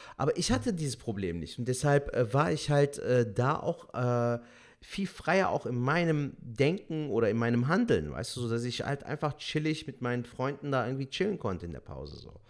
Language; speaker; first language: German; early bilingual, other home language; Turkish